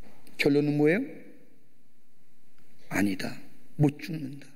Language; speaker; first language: Korean; native; Korean